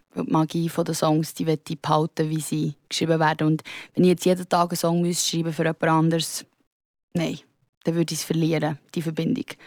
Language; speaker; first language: German; native; German